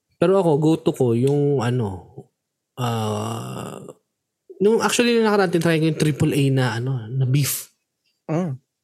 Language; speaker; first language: Filipino; native; Filipino